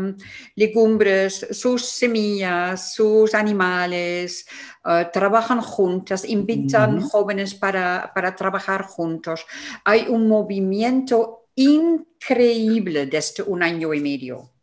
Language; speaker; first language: Spanish; non-native, fluent; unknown